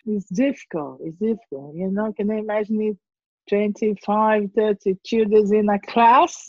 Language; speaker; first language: English; non-native, learner; Portuguese